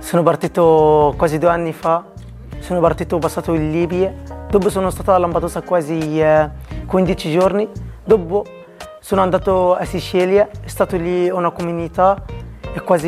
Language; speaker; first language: Italian; non-native, learner; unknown